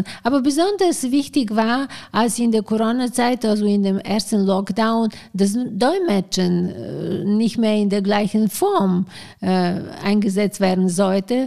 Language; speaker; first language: German; non-native, fluent; Bulgarian